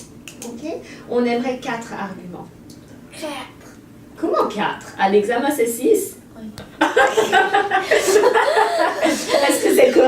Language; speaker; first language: French; native; French